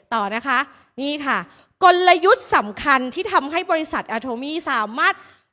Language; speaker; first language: Thai; native; Thai